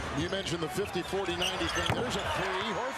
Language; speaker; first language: English; native; English